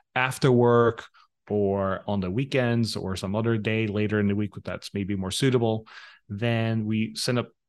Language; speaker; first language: English; non-native, fluent; Dutch